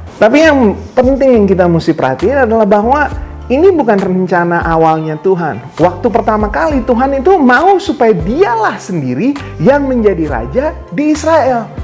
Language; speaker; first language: Indonesian; native; Indonesian